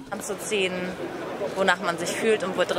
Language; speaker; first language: German; native; German